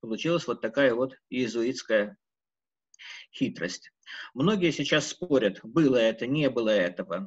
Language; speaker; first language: Russian; native; Russian